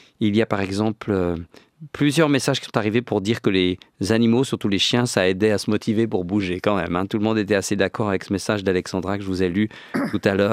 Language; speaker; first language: French; native; French